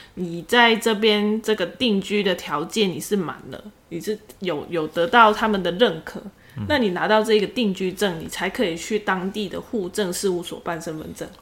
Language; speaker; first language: Chinese; native; Chinese